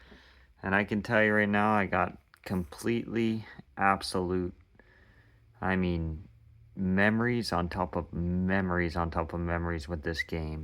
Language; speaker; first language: English; native; English